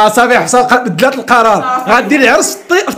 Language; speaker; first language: Arabic; native; Arabic